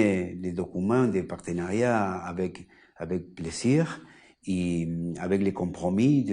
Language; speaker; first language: French; non-native, learner; Spanish